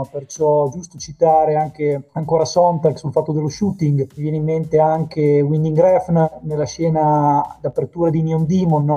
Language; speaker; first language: Italian; native; Italian